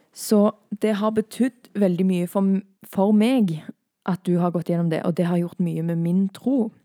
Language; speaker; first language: Norwegian; native; Norwegian